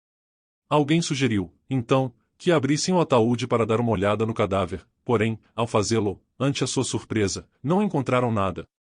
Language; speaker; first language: Portuguese; native; Portuguese